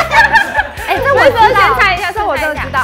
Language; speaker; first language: Chinese; native; Chinese